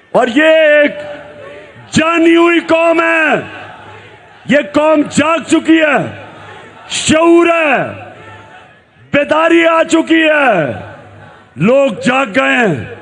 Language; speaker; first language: Urdu; native; Urdu